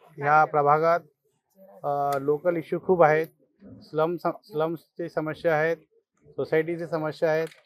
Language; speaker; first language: Marathi; non-native, local second language; Hindi